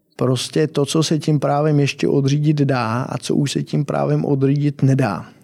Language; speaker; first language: Czech; native; Czech